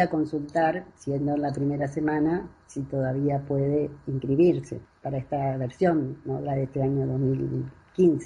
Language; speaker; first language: Spanish; native; Spanish